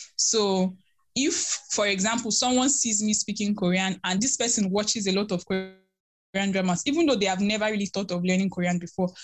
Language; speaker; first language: English; non-native, local second language; Igbo